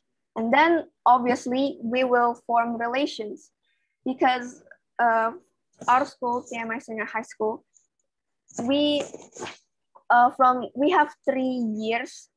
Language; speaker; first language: English; non-native, learner; Indonesian